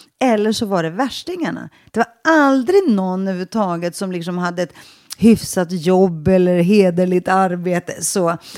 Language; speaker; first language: Swedish; early bilingual, other home language; Greek